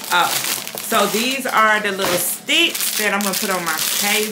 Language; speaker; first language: English; native; English